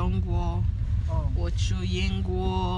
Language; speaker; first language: Chinese; non-native, learner; English